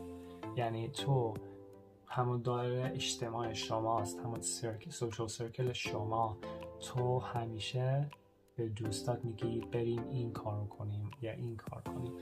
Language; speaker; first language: Persian; early bilingual, heritage; Persian